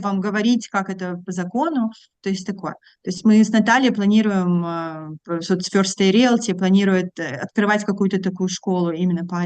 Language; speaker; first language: Russian; native; Russian